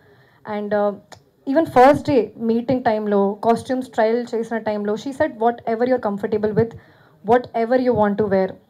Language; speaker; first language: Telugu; non-native, fluent; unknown